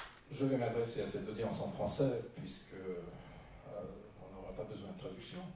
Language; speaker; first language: French; non-native, fluent; Russian